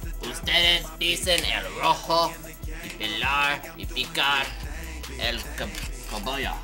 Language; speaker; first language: Spanish; non-native, learner; English